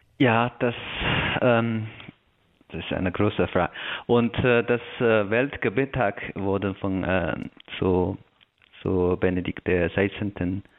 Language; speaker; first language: German; non-native, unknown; Chinese